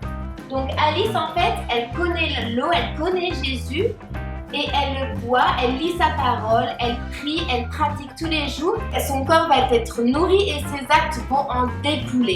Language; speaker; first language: French; native; French